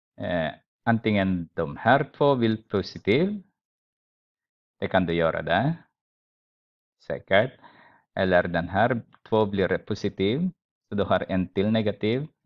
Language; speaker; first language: Swedish; non-native, fluent; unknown